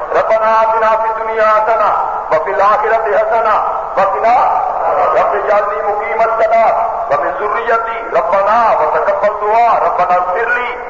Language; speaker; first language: Urdu; non-native, local second language; Punjabi